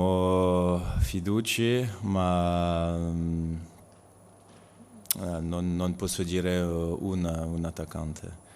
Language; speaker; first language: Italian; non-native, learner; French